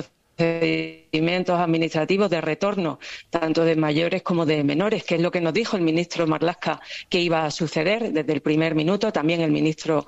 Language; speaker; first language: Spanish; native; Spanish